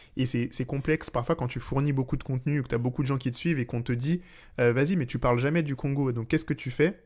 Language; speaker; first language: French; native; French